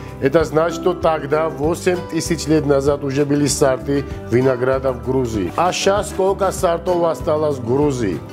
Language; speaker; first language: Russian; non-native, fluent; Georgian